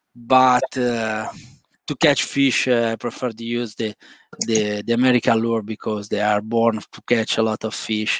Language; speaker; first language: English; non-native, fluent; Italian